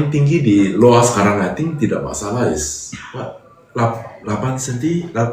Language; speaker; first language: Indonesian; non-native, fluent; English